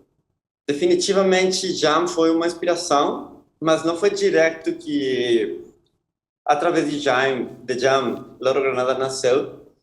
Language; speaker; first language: Portuguese; non-native, fluent; Spanish